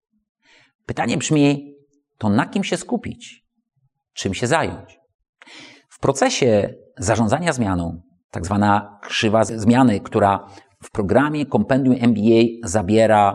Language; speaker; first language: Polish; native; Polish